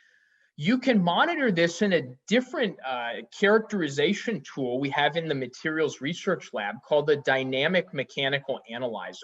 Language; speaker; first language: English; native; English